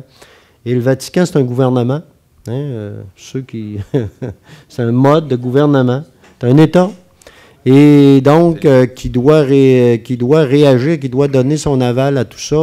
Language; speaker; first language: French; native; French